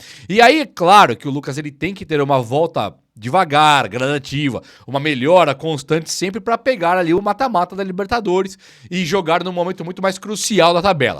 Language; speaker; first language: Portuguese; native; Portuguese